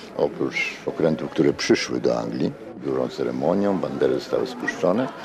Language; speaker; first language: Polish; native; Polish